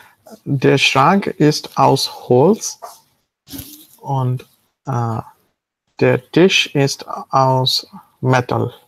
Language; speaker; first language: German; non-native, learner; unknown